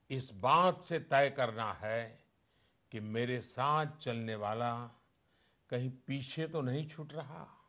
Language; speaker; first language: Hindi; non-native, local second language; Gujarati